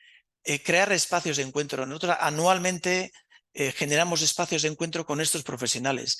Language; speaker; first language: Spanish; native; Spanish